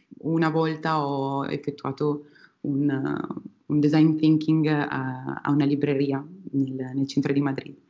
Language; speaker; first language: Italian; native; Italian